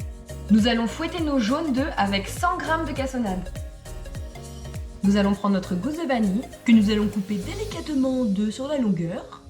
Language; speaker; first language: French; native; French